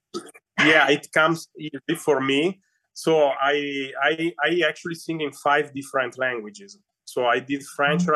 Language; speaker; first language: English; non-native, fluent; Italian